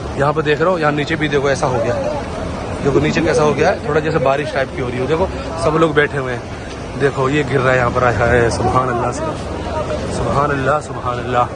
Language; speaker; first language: Urdu; native; Urdu